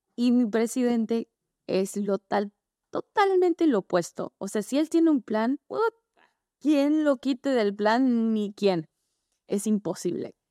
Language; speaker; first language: Spanish; early bilingual, heritage; Spanish